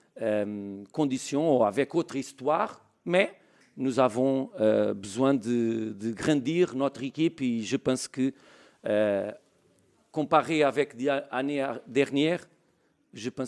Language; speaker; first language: French; non-native, learner; Portuguese